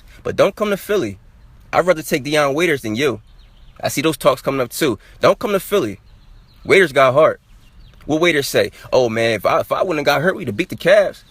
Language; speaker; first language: English; native; English